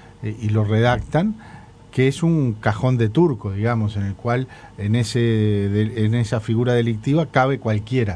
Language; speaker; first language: Spanish; native; Spanish